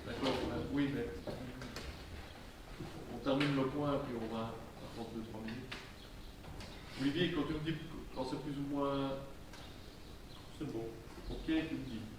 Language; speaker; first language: French; native; French